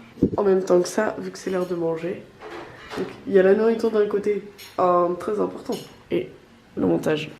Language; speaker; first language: French; native; French